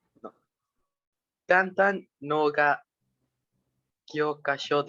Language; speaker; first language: Japanese; non-native, learner; Spanish